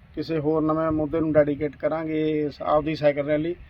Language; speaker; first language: Punjabi; native; Punjabi